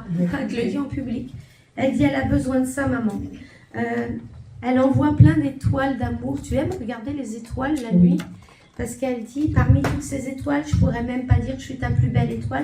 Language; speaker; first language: French; native; French